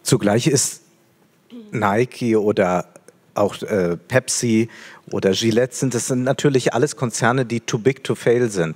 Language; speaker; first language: German; native; German